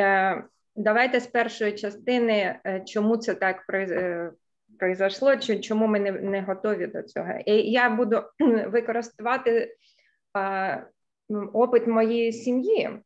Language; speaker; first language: Ukrainian; non-native, local second language; Russian